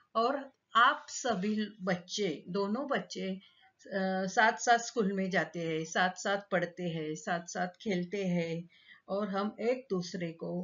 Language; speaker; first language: Hindi; non-native, local second language; Marathi